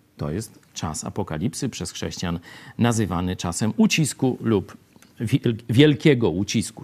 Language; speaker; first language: Polish; native; Polish